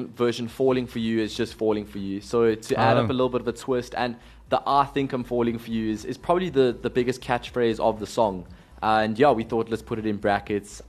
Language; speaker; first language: English; native; English